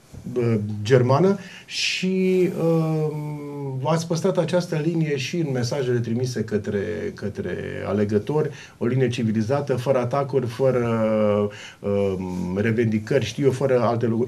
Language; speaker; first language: Romanian; native; Romanian